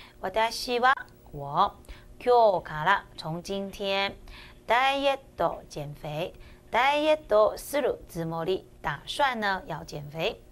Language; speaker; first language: Japanese; non-native, fluent; Chinese